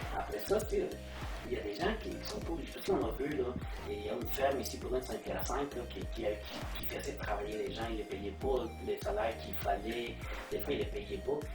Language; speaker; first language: French; non-native, fluent; Spanish